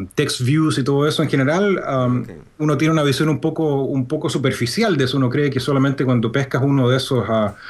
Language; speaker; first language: Spanish; native; Spanish